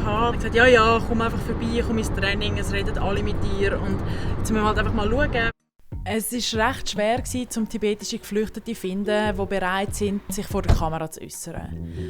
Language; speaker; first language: German; native; German